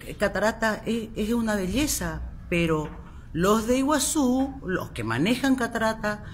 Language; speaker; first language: Spanish; native; Spanish